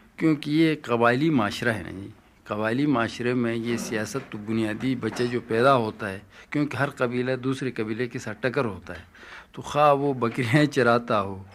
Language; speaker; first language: Urdu; non-native, local second language; Shina